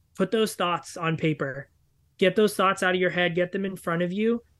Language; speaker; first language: English; native; English